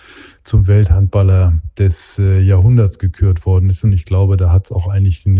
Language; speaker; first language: German; native; German